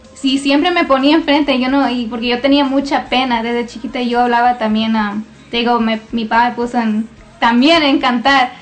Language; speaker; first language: Spanish; early bilingual, heritage; Spanish